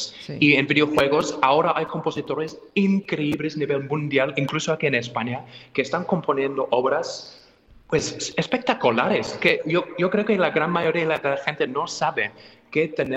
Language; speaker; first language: Spanish; non-native, fluent; English